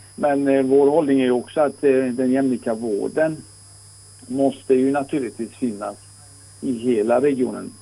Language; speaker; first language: Swedish; non-native, fluent; Persian